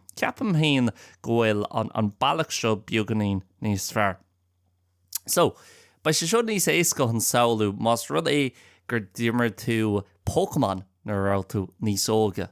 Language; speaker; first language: Irish; non-native, local second language; English